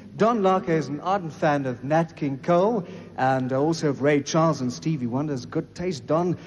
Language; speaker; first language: English; non-native, local second language; Afrikaans